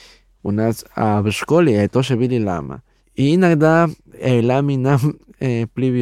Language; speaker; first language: Russian; non-native, learner; Spanish